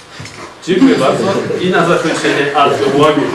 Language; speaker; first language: Polish; native; Polish